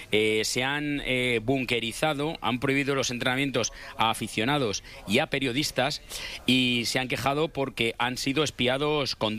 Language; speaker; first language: Spanish; native; Spanish